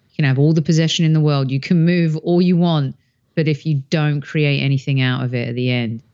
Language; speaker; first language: English; native; English